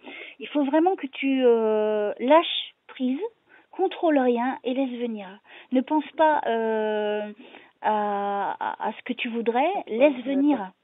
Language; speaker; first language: French; native; French